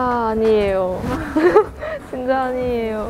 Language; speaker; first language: Korean; non-native, learner; Cantonese